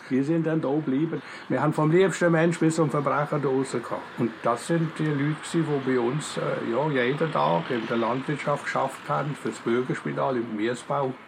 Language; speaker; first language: German; native; German